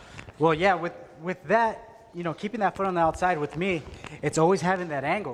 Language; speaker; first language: English; native; English